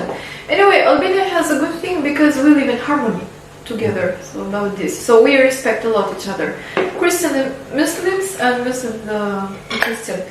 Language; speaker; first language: English; non-native, fluent; Albanian